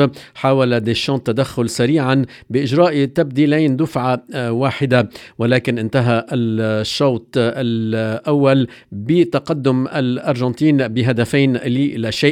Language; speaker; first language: Arabic; native; Arabic